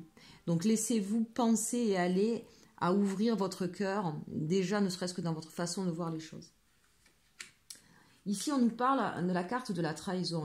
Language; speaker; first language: French; native; French